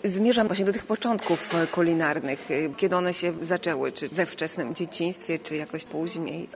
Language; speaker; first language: Polish; native; Polish